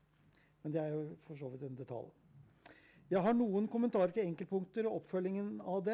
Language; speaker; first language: Norwegian; native; Norwegian